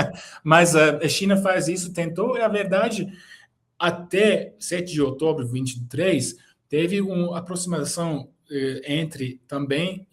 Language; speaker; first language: Portuguese; non-native, fluent; Turkish